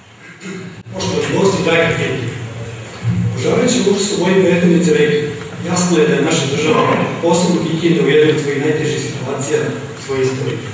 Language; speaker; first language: Serbian; native; Serbian